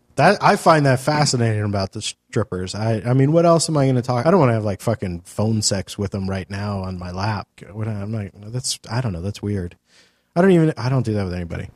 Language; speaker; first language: English; early bilingual, other home language; Spanish